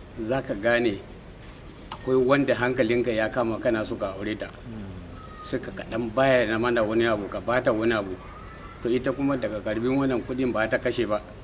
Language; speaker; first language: Hausa; non-native, local second language; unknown